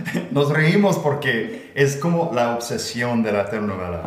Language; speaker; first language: Spanish; non-native, fluent; English